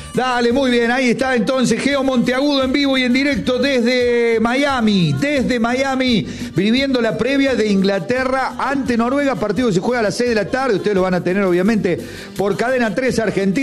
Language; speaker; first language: Spanish; native; Spanish